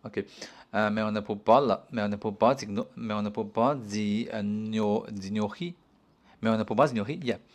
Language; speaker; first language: French; non-native, learner; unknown